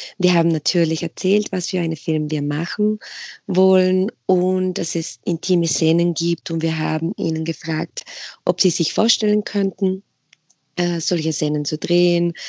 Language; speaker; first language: German; non-native, fluent; Spanish